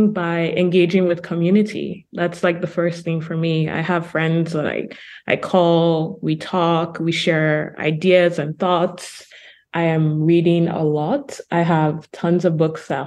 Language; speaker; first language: English; non-native, local second language; Yoruba